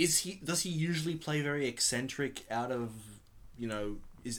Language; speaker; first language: English; native; English